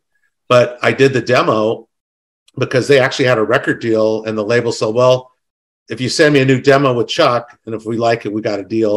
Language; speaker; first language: English; native; English